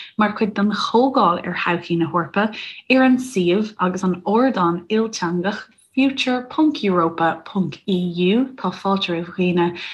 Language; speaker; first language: Irish; native; Irish